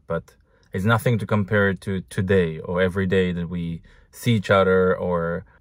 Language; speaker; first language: English; non-native, fluent; Hebrew